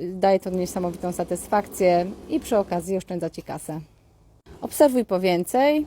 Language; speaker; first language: Polish; native; Polish